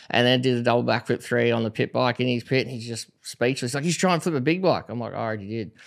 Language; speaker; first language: English; native; English